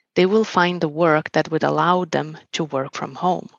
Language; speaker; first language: English; non-native, fluent; Lithuanian